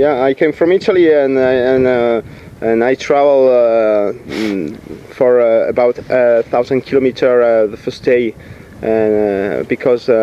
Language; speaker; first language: English; non-native, learner; Italian